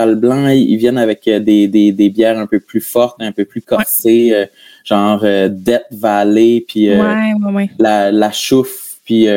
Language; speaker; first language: French; native; French